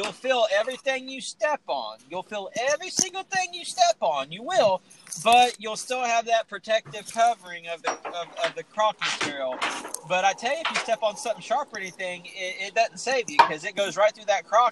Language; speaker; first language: English; native; English